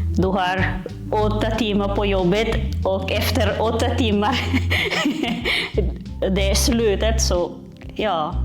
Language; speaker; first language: Swedish; non-native, learner; Malagasy